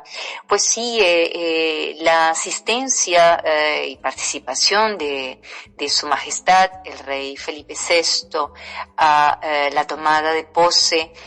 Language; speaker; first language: Spanish; non-native, fluent; Portuguese